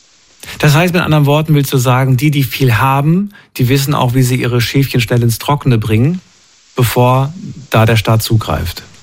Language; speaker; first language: German; native; German